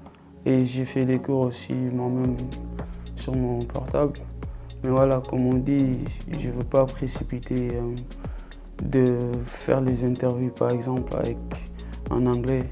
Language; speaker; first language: French; non-native, local second language; Wolof